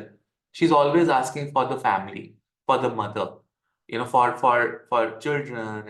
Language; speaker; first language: English; non-native, local second language; Hindi